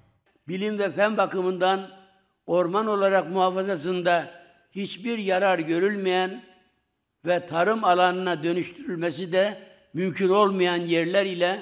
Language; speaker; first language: Turkish; native; Turkish